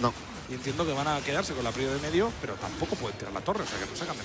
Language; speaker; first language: Spanish; native; Spanish